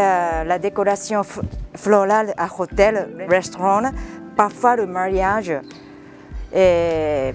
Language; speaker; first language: French; non-native, learner; Japanese